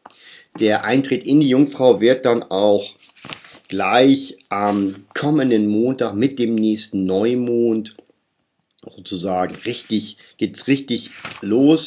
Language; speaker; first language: German; native; German